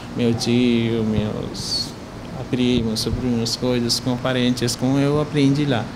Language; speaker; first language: Portuguese; non-native, learner; Hindi